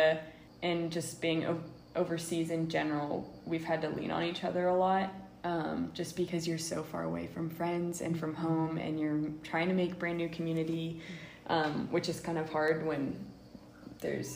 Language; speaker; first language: English; native; English